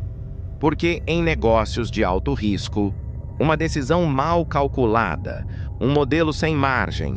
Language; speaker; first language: Portuguese; native; Portuguese